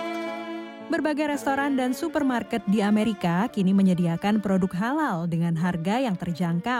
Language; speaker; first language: Indonesian; native; Indonesian